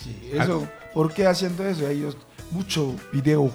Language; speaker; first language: Spanish; non-native, learner; Korean